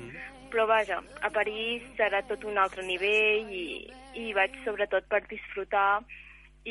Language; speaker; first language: Catalan; early bilingual, heritage; Catalan